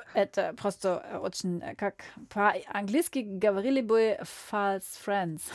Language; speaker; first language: Russian; non-native, learner; German